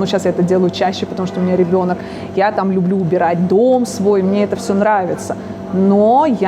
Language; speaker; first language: Russian; non-native, local second language; Tajik